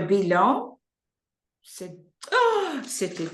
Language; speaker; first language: French; non-native, learner; English